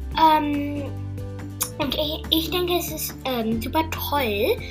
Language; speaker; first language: German; non-native, fluent; English